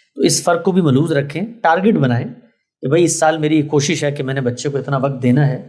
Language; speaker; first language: Urdu; native; Urdu